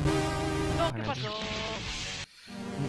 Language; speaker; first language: Spanish; native; Spanish